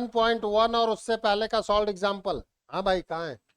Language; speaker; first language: Hindi; native; Hindi